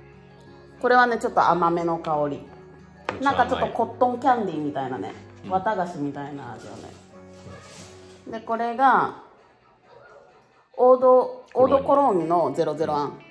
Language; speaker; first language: Japanese; native; Japanese